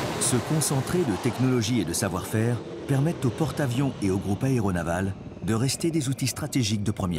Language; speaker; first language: French; native; French